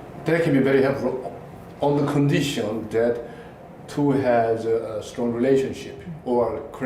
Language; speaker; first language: English; non-native, learner; Korean